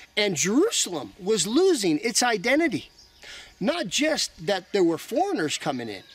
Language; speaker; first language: English; native; English